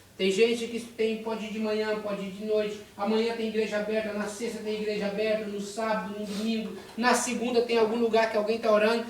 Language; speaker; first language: Portuguese; native; Portuguese